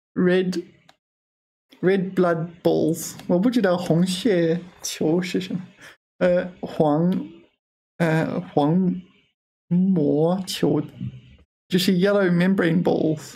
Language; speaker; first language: Chinese; non-native, learner; English